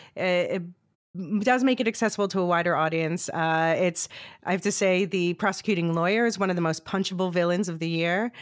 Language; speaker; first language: English; native; English